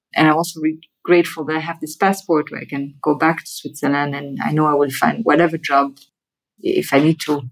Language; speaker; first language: English; non-native, fluent; French